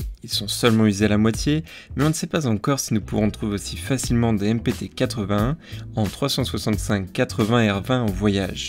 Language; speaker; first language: French; native; French